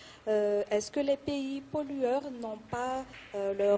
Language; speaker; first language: French; non-native, local second language; Malagasy